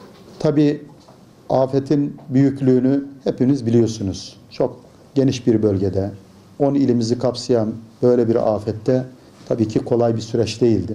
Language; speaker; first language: Turkish; native; Turkish